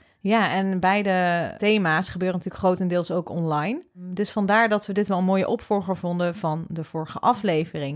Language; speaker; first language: Dutch; native; Dutch